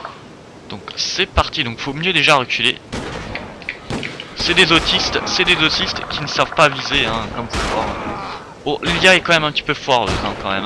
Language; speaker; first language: French; native; French